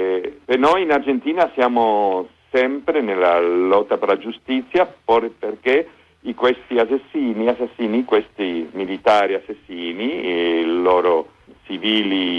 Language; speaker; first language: Italian; non-native, fluent; Spanish